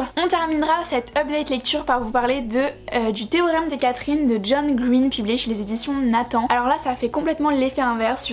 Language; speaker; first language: French; native; French